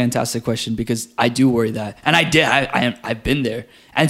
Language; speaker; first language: English; native; English